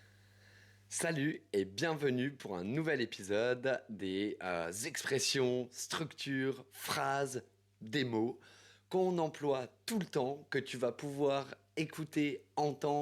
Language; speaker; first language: French; native; French